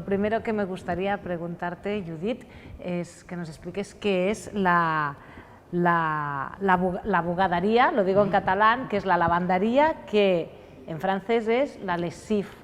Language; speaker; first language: Spanish; non-native, local second language; Catalan